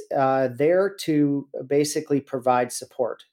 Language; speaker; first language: English; native; English